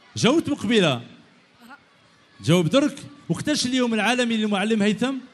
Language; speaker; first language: Arabic; native; Arabic